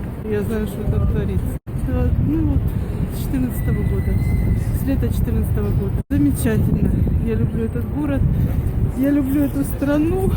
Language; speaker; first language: Russian; native; Russian